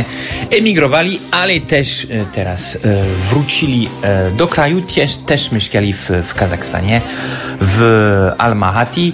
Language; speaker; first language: Polish; non-native, learner; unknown